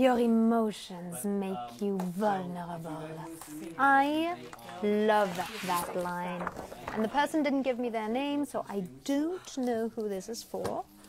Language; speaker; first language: English; non-native, fluent; French